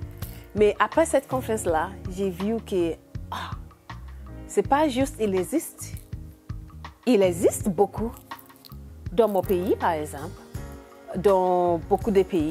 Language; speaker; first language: French; non-native, learner; English